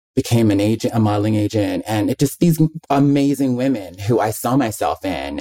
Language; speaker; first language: English; native; English